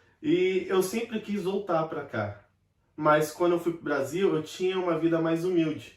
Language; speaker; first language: Portuguese; native; Portuguese